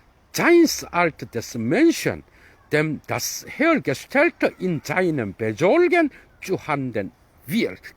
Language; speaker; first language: German; non-native, fluent; Korean